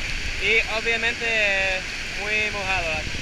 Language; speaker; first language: Spanish; non-native, learner; English